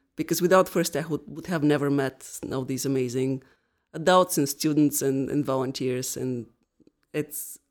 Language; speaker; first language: English; non-native, fluent; Bulgarian